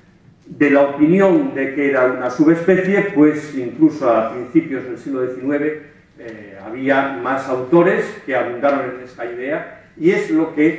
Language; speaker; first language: Spanish; native; Spanish